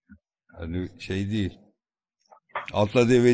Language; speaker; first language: Turkish; native; Turkish